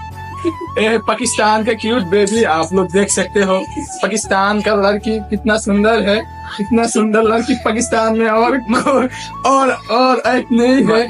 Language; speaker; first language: Hindi; non-native, learner; Bangla